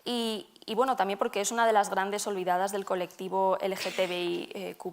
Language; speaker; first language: Spanish; native; Spanish